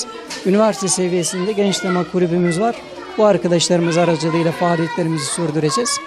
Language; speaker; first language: Turkish; native; Turkish